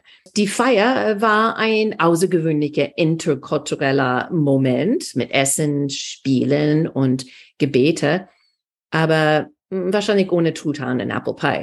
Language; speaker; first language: German; non-native, fluent; English